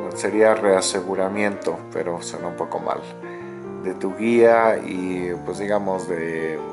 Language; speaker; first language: Spanish; native; Spanish